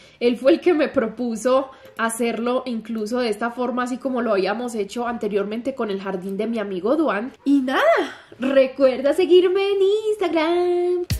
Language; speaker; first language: Spanish; native; Spanish